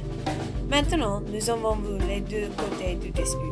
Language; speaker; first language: French; non-native, learner; English